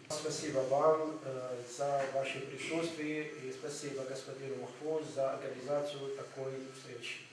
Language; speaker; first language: Russian; non-native, fluent; Arabic